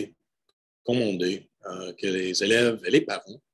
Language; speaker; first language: French; non-native, fluent; English